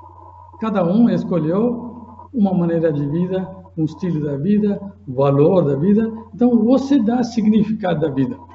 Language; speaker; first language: Portuguese; non-native, fluent; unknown